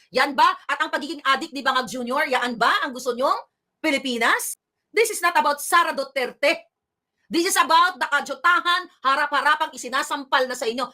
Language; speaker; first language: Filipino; non-native, local second language; Hiligaynon